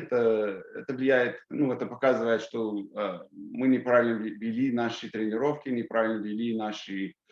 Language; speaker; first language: Russian; non-native, fluent; English